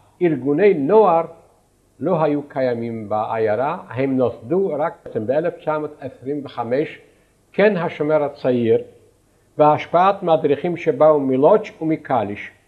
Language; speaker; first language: Hebrew; non-native, fluent; Yiddish